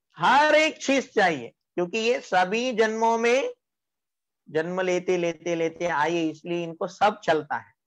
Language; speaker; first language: Hindi; non-native, local second language; Marathi